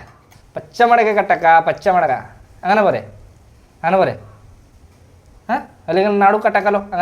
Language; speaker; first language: Malayalam; early bilingual, heritage; Malayalam